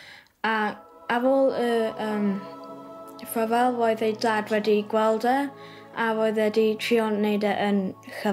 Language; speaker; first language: Welsh; non-native, local second language; English